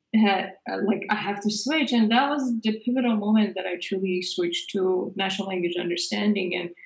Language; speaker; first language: English; non-native, fluent; Persian